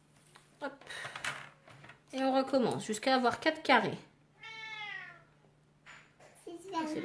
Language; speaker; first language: French; native; French